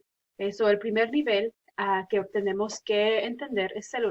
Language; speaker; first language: Spanish; early bilingual, heritage; Spanish